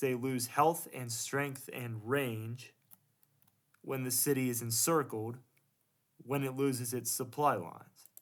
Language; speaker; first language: English; native; English